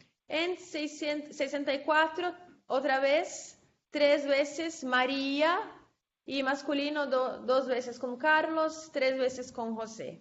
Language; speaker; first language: Spanish; non-native, fluent; Portuguese